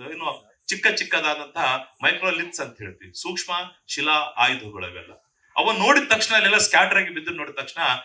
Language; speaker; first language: Kannada; native; Kannada